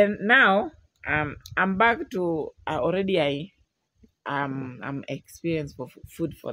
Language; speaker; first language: English; non-native, learner; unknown